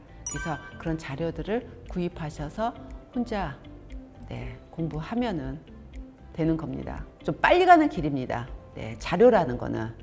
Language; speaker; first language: Korean; native; Korean